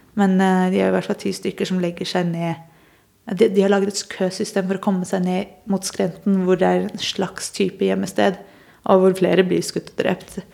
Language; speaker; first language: Norwegian; early bilingual, other home language; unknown